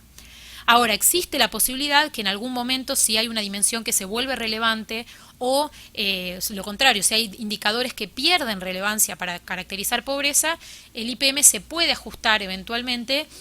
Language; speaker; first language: Spanish; native; Spanish